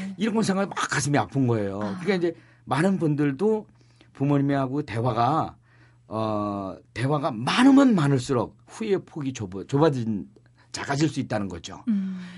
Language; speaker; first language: Korean; native; Korean